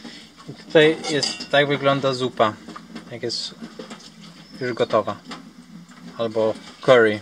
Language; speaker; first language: Polish; early bilingual, heritage; Polish